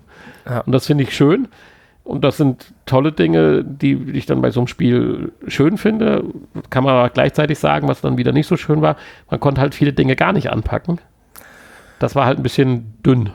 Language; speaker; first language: German; native; German